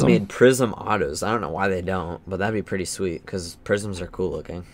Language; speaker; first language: English; native; English